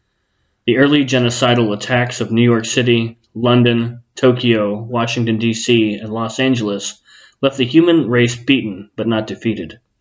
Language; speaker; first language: English; native; English